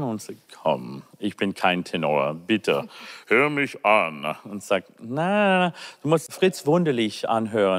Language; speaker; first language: German; non-native, learner; English